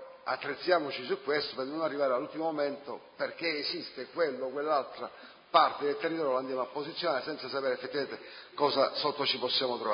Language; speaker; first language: Italian; native; Italian